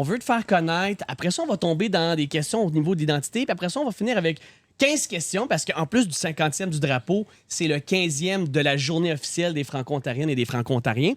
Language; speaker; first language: French; native; French